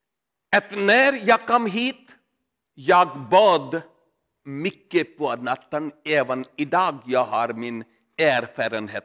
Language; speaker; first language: Swedish; non-native, learner; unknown